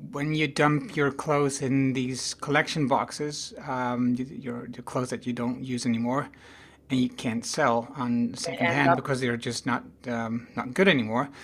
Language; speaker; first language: English; non-native, fluent; Dutch